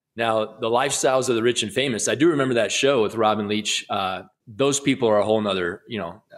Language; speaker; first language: English; native; English